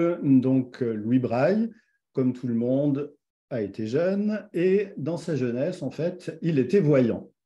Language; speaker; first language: French; native; French